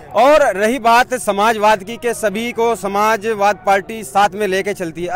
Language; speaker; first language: Hindi; native; Hindi